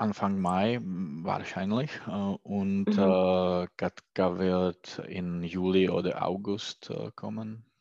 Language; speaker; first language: German; non-native, learner; Czech